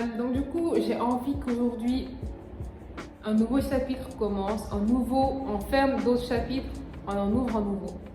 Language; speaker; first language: French; non-native, local second language; Wolof